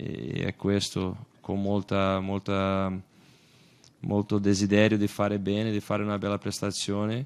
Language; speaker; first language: Italian; non-native, fluent; Portuguese